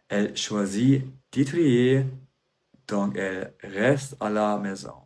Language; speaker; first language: French; non-native, fluent; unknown